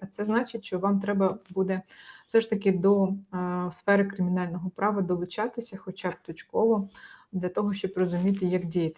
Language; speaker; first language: Ukrainian; native; Ukrainian